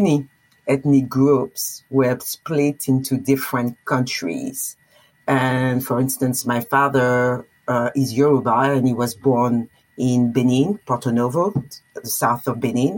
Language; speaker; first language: English; non-native, fluent; French